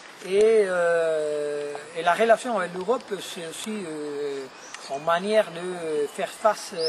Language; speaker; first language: French; non-native, fluent; Spanish